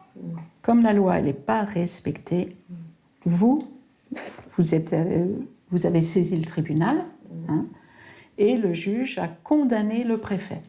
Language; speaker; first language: French; native; French